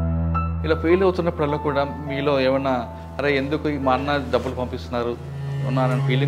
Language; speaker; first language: Telugu; native; Telugu